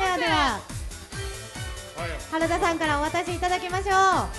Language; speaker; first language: Japanese; native; Japanese